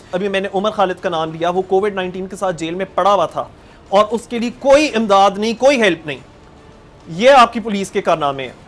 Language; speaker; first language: Hindi; native; Hindi